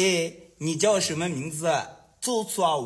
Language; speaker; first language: Chinese; non-native, learner; Ghomala